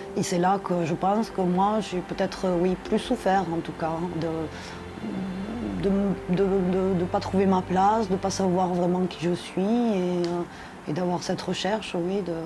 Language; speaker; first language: French; native; French